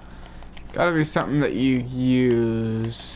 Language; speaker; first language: English; native; English